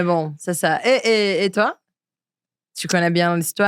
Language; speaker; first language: French; non-native, learner; Portuguese